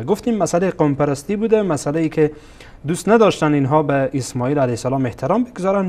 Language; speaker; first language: Persian; native; Persian